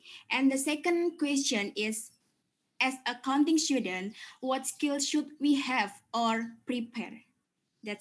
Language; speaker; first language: English; non-native, learner; Indonesian